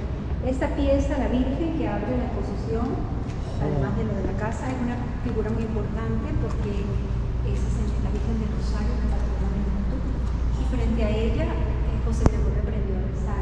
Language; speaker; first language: Spanish; native; Spanish